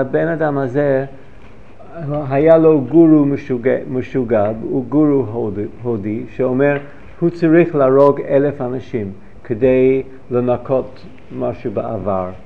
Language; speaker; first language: Hebrew; non-native, fluent; English